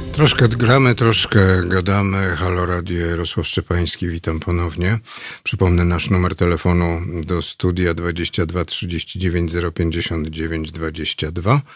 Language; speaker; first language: Polish; native; Polish